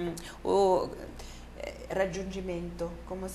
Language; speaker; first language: Portuguese; non-native, fluent; Italian